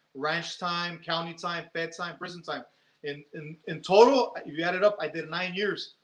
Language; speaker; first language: English; native; English